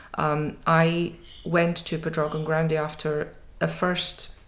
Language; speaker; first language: English; non-native, fluent; Portuguese